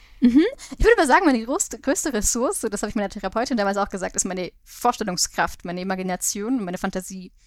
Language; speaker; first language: German; native; German